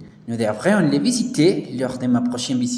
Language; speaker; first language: French; non-native, learner; Spanish